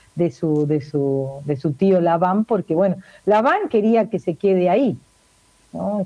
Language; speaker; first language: Spanish; native; Spanish